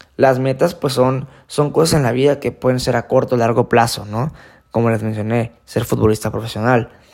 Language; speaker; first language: Spanish; native; Spanish